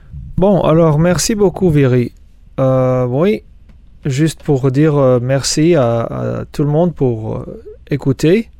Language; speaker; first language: French; non-native, fluent; Spanish